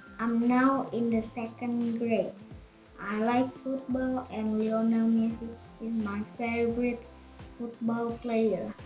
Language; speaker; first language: English; non-native, learner; Indonesian